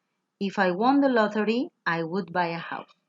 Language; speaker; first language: English; non-native, fluent; Spanish